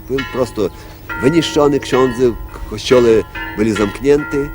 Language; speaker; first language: Polish; non-native, local second language; Ukrainian